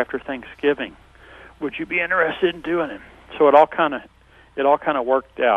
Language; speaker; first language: English; native; English